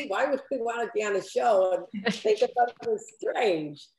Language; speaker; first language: English; native; English